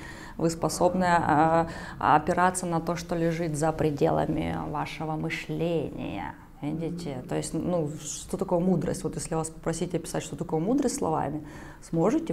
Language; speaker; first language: Russian; native; Russian